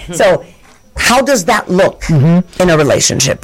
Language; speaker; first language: English; non-native, fluent; Spanish